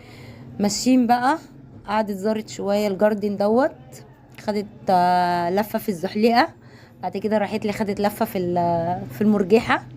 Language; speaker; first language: Arabic; native; Arabic